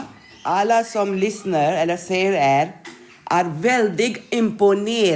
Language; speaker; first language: Swedish; non-native, learner; Urdu